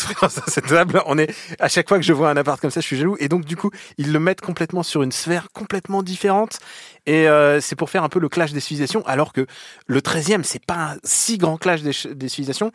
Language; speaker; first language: French; native; French